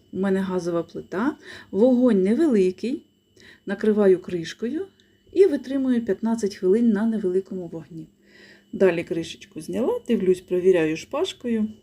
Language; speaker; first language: Ukrainian; native; Ukrainian